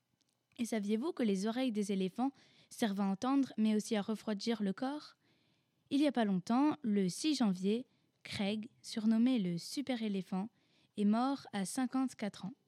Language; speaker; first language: French; native; French